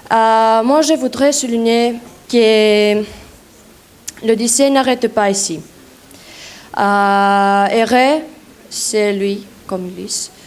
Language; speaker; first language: French; non-native, learner; Greek